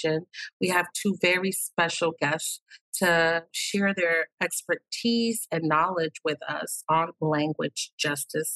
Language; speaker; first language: English; early bilingual, other home language; Spanish